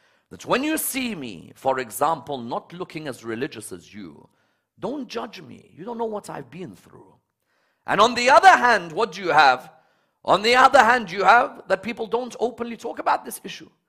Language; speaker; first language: English; native; English